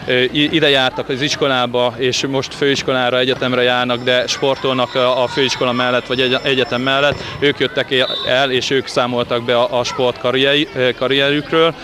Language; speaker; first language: Hungarian; native; Hungarian